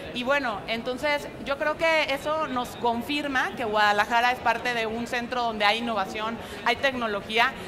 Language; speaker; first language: Spanish; native; Spanish